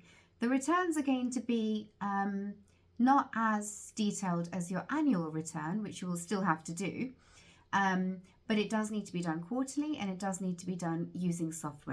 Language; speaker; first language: English; native; English